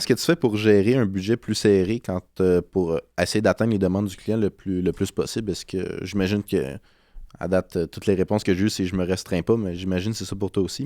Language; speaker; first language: French; native; French